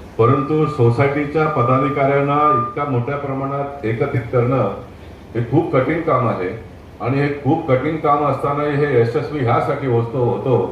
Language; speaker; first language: Marathi; native; Marathi